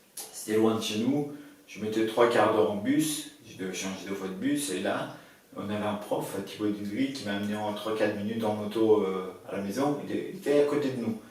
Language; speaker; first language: French; early bilingual, other home language; Persian